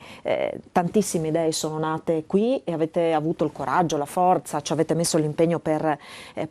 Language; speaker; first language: Italian; native; Italian